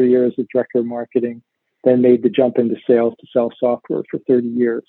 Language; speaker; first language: English; native; English